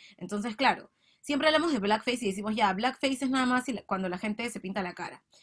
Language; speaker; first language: Spanish; native; Spanish